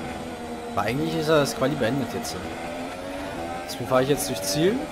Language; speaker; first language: German; native; German